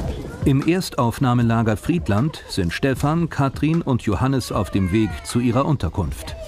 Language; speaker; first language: German; native; German